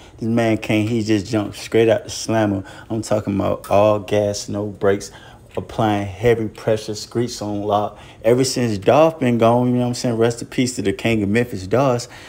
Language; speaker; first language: English; native; English